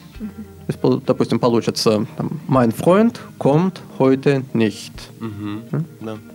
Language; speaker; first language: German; non-native, learner; Russian